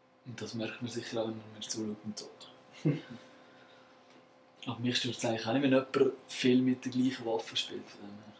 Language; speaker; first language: German; native; German